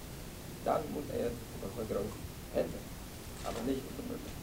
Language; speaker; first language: German; non-native, fluent; Vietnamese